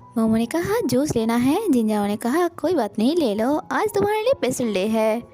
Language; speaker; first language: Hindi; non-native, local second language; Bangla